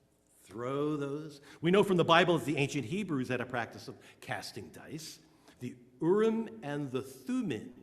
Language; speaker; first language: English; native; English